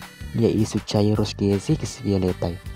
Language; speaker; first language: Russian; non-native, learner; Indonesian